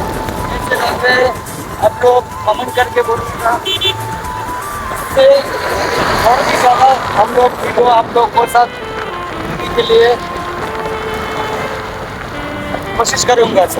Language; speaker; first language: Hindi; non-native, local second language; Bangla